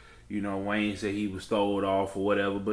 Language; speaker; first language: English; native; English